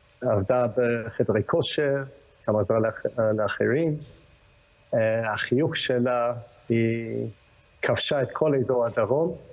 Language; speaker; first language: Hebrew; non-native, fluent; English